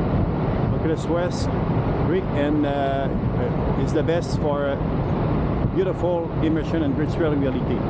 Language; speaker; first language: English; non-native, learner; French